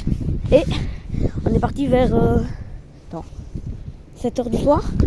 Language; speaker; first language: French; native; French